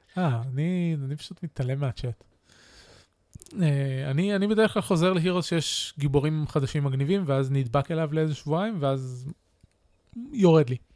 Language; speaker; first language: Hebrew; native; Hebrew